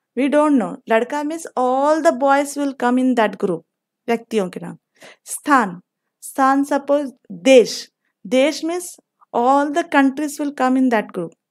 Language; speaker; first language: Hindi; non-native, local second language; Telugu